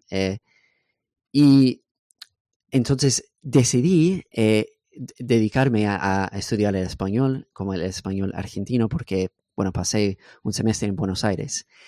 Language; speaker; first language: Spanish; non-native, fluent; English